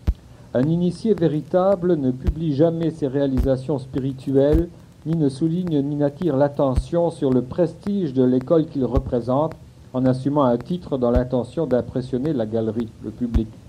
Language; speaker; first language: French; native; French